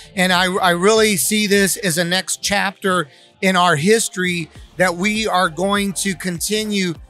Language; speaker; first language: English; early bilingual, other home language; Spanish